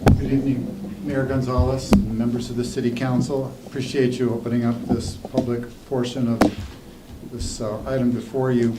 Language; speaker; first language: English; early bilingual, other home language; Spanish